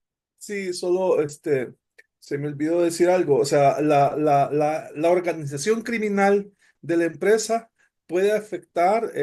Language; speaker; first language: Spanish; native; Spanish